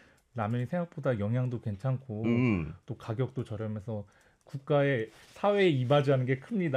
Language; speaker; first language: Korean; native; Korean